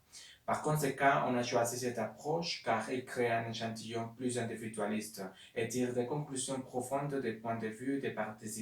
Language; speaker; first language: French; non-native, learner; Spanish